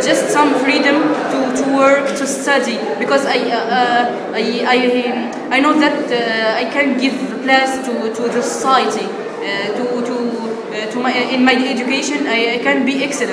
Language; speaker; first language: English; non-native, learner; Arabic